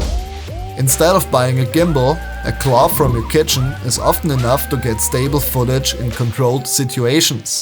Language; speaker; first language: English; non-native, fluent; German